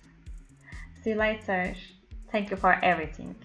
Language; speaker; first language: English; non-native, learner; Turkish